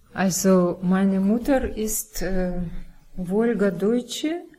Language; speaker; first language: German; non-native, fluent; Russian